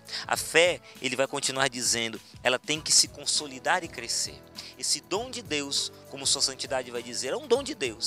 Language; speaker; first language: Portuguese; native; Portuguese